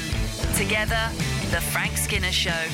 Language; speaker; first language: English; native; English